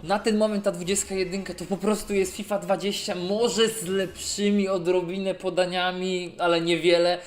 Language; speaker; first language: Polish; native; Polish